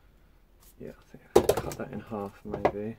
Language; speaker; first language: English; native; English